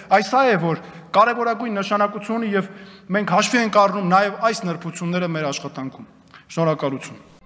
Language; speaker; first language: Armenian; native; Armenian